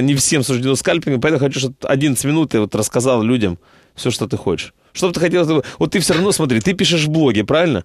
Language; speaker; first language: Russian; native; Russian